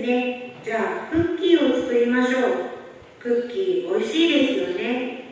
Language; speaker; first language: Japanese; non-native, learner; Indonesian